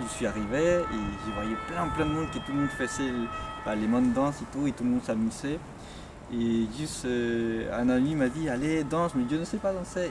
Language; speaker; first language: French; non-native, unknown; Spanish